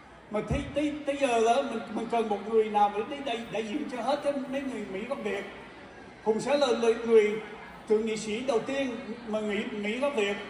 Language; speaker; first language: Vietnamese; early bilingual, heritage; Vietnamese